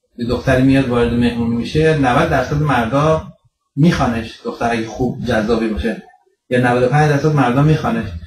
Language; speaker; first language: Persian; early bilingual, heritage; Persian